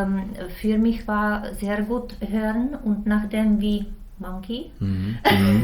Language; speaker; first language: German; non-native, learner; Czech